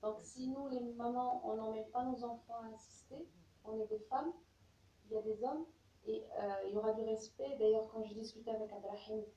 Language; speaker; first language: French; non-native, local second language; Arabic